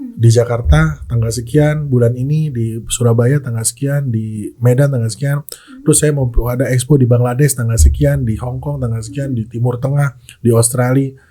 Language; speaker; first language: Indonesian; native; Indonesian